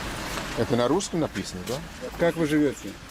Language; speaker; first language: Russian; non-native, learner; English